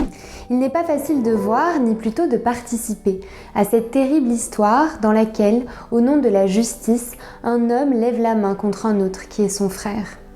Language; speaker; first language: French; native; French